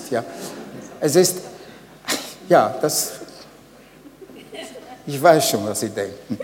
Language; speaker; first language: German; non-native, fluent; Hungarian